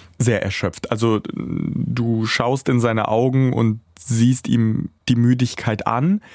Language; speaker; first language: German; early bilingual, other home language; Russian